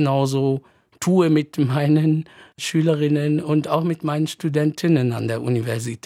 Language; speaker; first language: German; non-native, fluent; Arabic